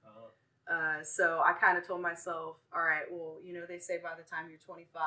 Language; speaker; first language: English; native; English